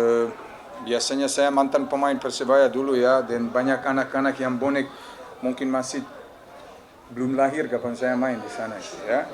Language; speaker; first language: Indonesian; non-native, fluent; Serbian